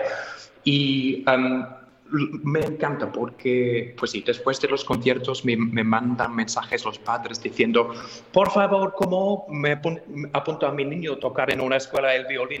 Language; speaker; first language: Spanish; non-native, fluent; English